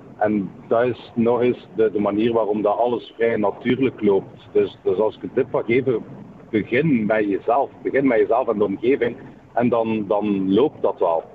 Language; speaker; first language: Dutch; native; Dutch